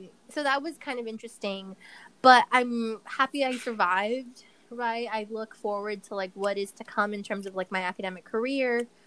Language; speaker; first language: English; early bilingual, other home language; Spanish